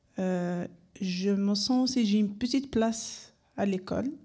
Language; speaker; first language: French; non-native, learner; Arabic